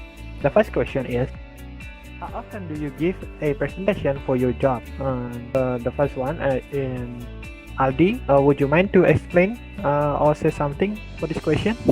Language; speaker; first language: English; non-native, learner; Indonesian